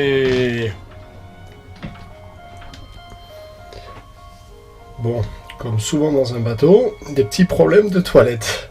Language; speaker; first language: French; native; French